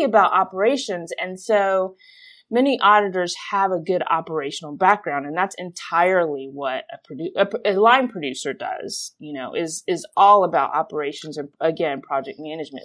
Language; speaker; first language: English; native; English